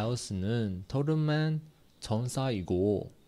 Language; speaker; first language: Korean; non-native, learner; Chinese